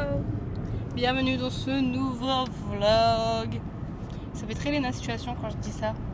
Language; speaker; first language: French; native; French